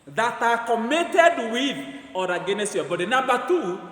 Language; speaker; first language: English; non-native, local second language; Swahili